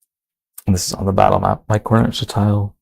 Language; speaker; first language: English; native; English